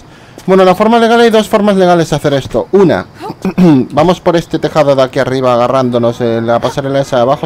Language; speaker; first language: Spanish; native; Spanish